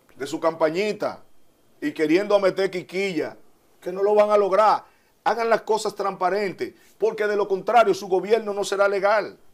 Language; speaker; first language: Spanish; native; Spanish